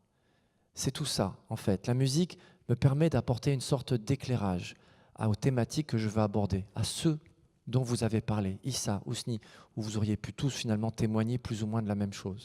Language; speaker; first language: French; native; French